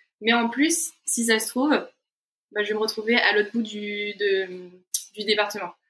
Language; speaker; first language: French; native; French